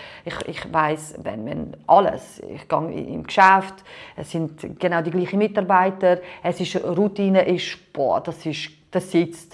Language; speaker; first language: German; non-native, fluent; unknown